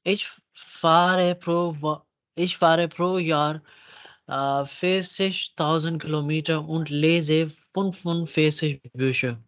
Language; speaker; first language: German; non-native, fluent; Urdu